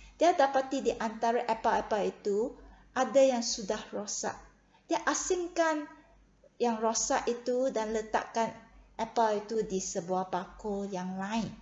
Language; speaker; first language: Malay; non-native, local second language; Chinese